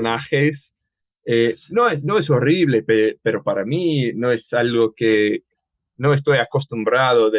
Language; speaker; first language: Spanish; non-native, fluent; English